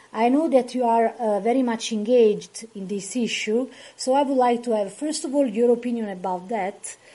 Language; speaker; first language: English; non-native, fluent; Italian